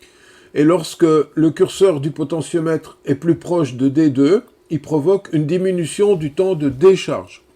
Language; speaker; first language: French; native; French